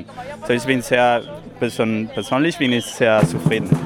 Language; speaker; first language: German; non-native, learner; Spanish